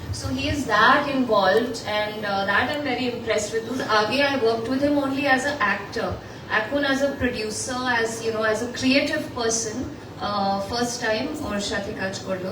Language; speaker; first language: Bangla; non-native, learner; Hindi